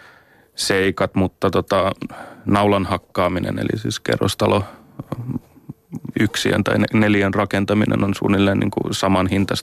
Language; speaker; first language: Finnish; native; Finnish